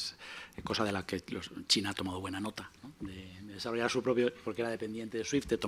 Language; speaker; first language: Spanish; native; Spanish